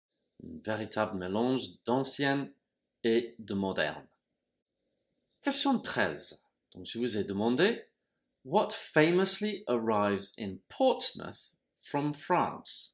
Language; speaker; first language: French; non-native, fluent; English